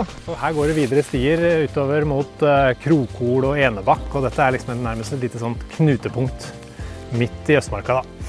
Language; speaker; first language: Norwegian; native; Norwegian